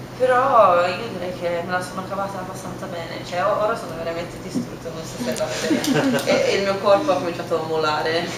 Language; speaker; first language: Italian; non-native, fluent; English